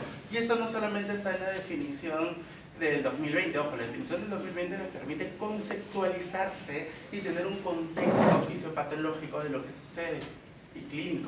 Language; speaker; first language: Spanish; native; Spanish